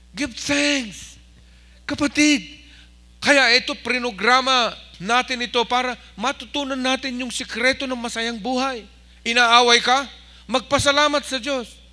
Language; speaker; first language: Filipino; non-native, local second language; Iloko